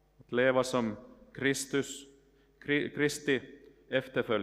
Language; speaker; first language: Swedish; non-native, local second language; Finnish